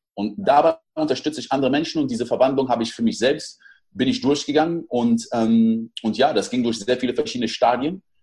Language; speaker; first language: German; early bilingual, other home language; French